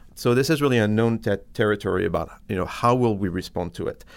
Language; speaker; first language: English; non-native, fluent; French